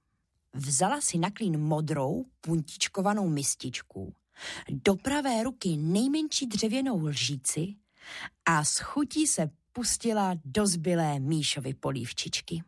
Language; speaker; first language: Czech; native; Czech